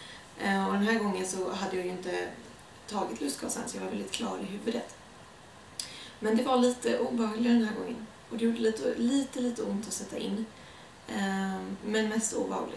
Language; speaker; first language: Swedish; native; Swedish